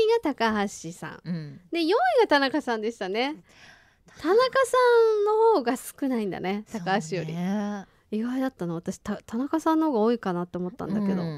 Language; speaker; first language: Japanese; native; Japanese